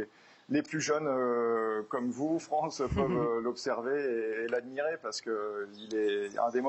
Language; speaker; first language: French; native; French